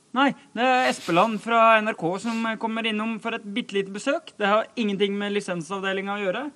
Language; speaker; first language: Norwegian; native; Norwegian